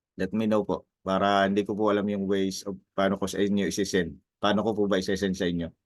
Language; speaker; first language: Filipino; native; Filipino